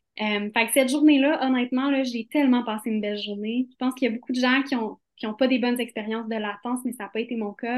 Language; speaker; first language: French; native; French